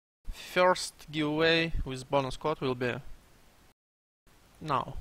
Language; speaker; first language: English; non-native, learner; Russian